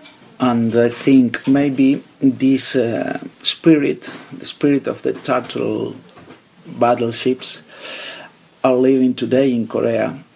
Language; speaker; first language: English; non-native, fluent; Spanish